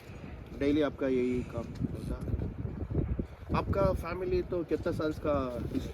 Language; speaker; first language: Hindi; non-native, local second language; Kannada